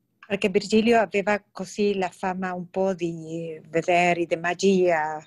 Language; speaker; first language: Italian; non-native, learner; Spanish